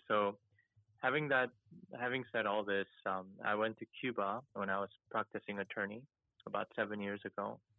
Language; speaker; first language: English; early bilingual, other home language; Korean